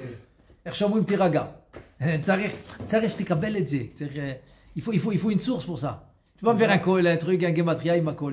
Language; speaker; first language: Hebrew; non-native, fluent; French